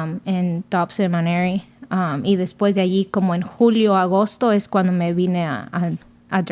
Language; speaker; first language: Spanish; early bilingual, other home language; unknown